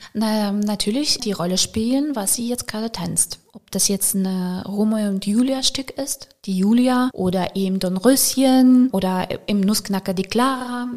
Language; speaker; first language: German; non-native, fluent; Russian